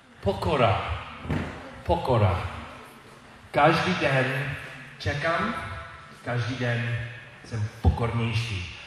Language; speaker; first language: Czech; non-native, learner; English